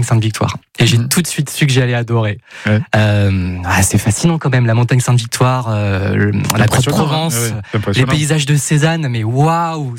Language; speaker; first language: French; native; French